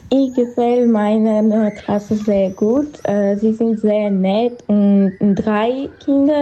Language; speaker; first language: German; non-native, learner; Armenian